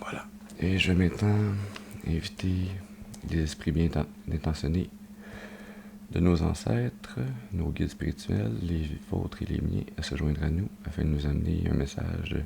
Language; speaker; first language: French; native; French